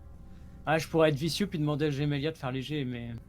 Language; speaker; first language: French; native; French